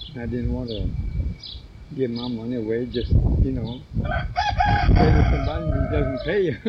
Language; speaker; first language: English; early bilingual, other home language; Spanish